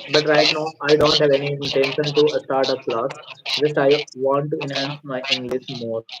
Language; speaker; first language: English; non-native, fluent; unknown